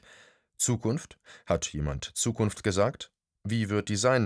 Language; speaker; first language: German; native; German